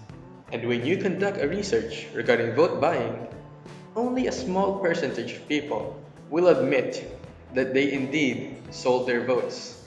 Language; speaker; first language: English; non-native, local second language; Filipino